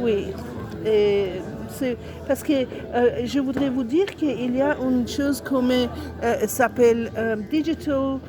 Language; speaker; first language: French; non-native, learner; Italian